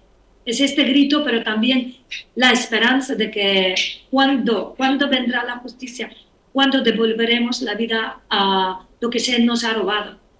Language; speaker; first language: Spanish; non-native, fluent; Ukrainian